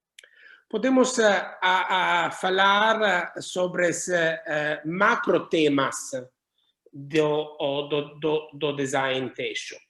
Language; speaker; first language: Portuguese; non-native, learner; Italian